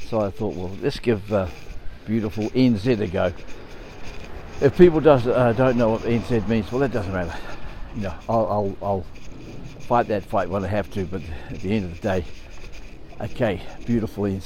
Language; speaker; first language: English; native; English